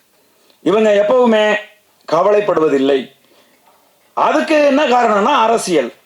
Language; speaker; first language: Tamil; native; Tamil